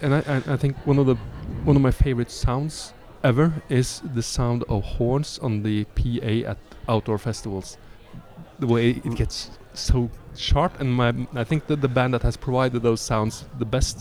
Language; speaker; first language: English; non-native, fluent; Norwegian